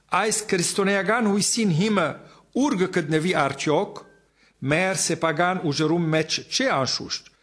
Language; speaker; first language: Armenian; native; Armenian